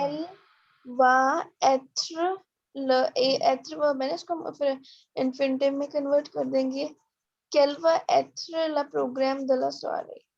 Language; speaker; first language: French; non-native, fluent; Hindi